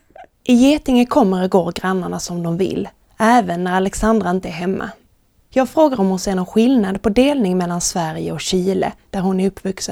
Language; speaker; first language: Swedish; native; Swedish